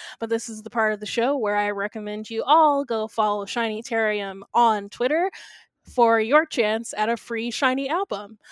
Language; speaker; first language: English; native; English